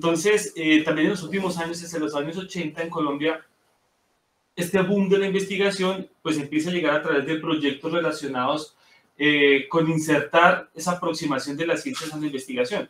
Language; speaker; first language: Spanish; native; Spanish